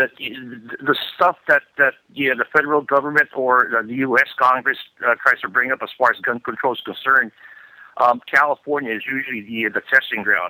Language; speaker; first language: English; non-native, local second language; Filipino